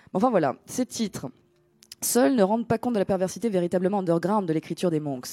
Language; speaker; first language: French; non-native, fluent; Greek